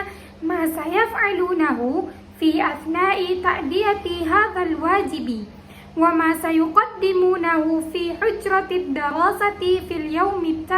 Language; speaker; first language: Arabic; non-native, learner; Indonesian